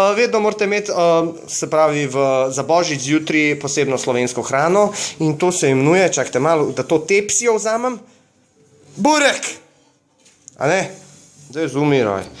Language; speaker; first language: Slovenian; early bilingual, other home language; Serbian